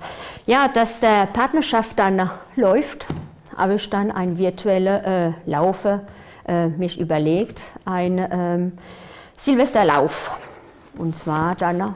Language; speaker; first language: German; non-native, fluent; French